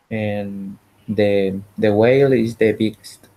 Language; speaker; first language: English; non-native, learner; Spanish